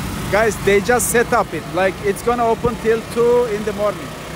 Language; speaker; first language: English; non-native, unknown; Turkish